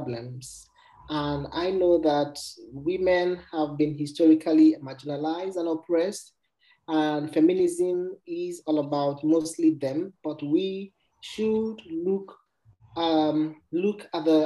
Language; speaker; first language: English; non-native, local second language; Igbo